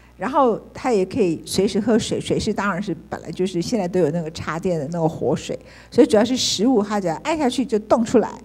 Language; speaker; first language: Chinese; native; Chinese